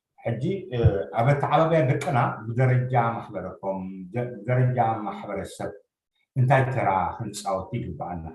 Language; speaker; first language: Tigrinya; native; Tigrinya